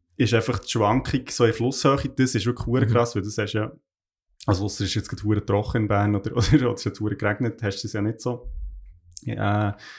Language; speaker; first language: German; native; German